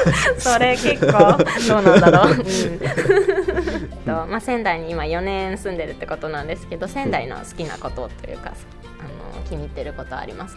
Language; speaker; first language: Japanese; native; Japanese